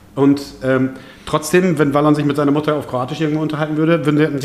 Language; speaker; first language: German; native; German